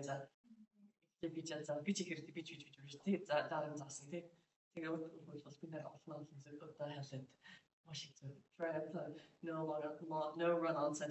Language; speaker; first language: Mongolian; non-native, learner; English